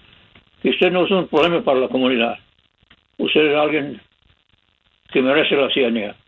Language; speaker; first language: Spanish; non-native, fluent; English